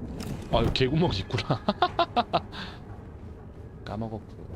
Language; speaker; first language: Korean; native; Korean